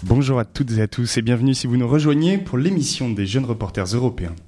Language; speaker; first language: French; native; French